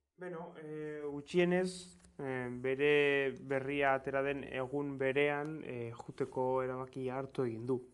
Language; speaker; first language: Basque; non-native, local second language; Spanish